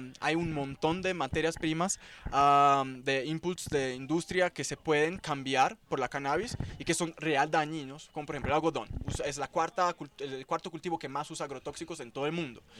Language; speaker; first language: Spanish; non-native, fluent; Portuguese